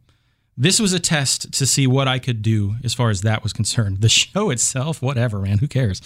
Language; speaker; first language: English; native; English